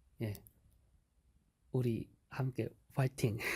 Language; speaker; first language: Korean; non-native, learner; Khmer